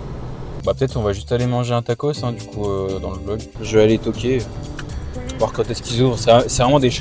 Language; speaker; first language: French; native; French